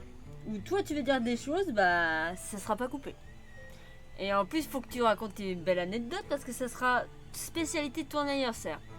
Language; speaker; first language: French; native; French